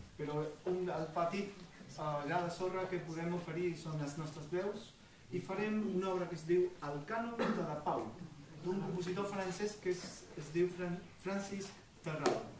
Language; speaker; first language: Catalan; non-native, fluent; Spanish